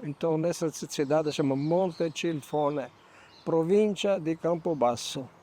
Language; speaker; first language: Portuguese; non-native, fluent; Albanian